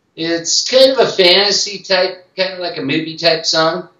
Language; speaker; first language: English; native; English